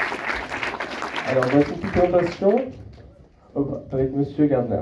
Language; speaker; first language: French; native; French